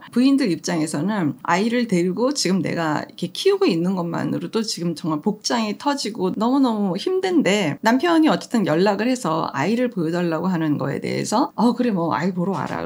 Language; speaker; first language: Korean; native; Korean